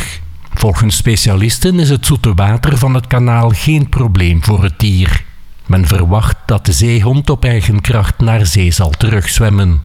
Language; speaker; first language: Dutch; native; Dutch